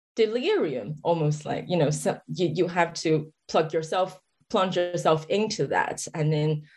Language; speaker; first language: English; non-native, fluent; Chinese